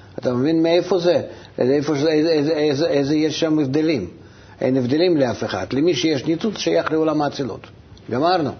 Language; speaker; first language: Hebrew; non-native, fluent; Russian